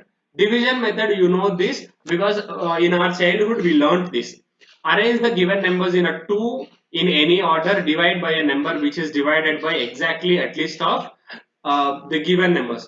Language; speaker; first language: English; non-native, local second language; Telugu